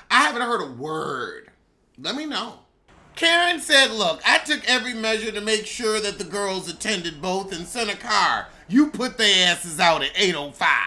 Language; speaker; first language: English; native; English